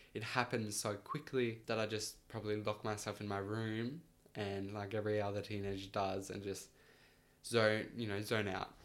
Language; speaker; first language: English; early bilingual, other home language; Spanish